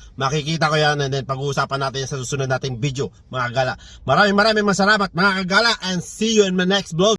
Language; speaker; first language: Filipino; native; Filipino